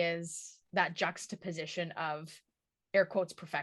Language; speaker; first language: English; native; English